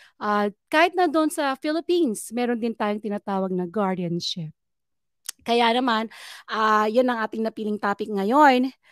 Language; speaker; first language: Filipino; non-native, local second language; Pangasinan